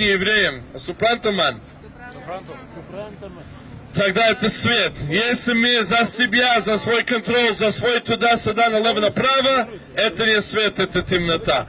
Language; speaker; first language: Russian; non-native, learner; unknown